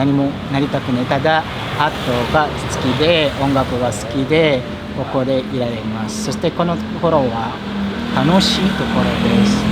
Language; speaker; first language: Japanese; non-native, fluent; Indonesian